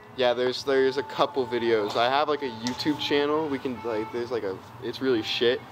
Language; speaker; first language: English; native; English